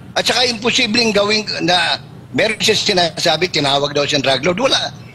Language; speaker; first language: Filipino; non-native, local second language; Cebuano